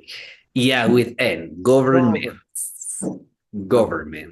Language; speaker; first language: English; non-native, fluent; Spanish